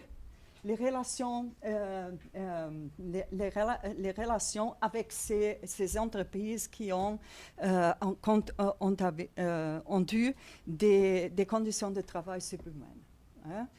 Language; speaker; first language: French; non-native, fluent; Portuguese